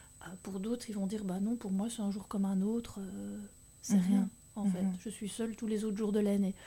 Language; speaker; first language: French; native; French